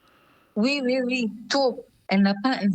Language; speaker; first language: French; non-native, local second language; Arabic